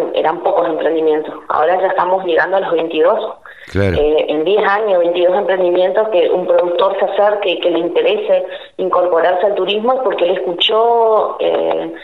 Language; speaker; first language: Spanish; native; Spanish